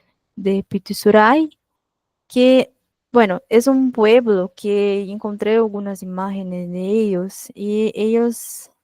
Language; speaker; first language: Spanish; non-native, fluent; Portuguese